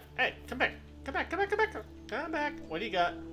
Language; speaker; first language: English; native; English